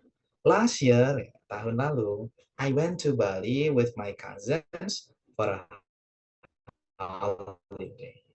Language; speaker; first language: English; non-native, fluent; Indonesian